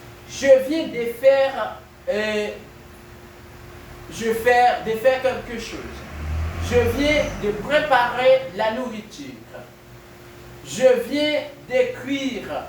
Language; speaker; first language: French; non-native, fluent; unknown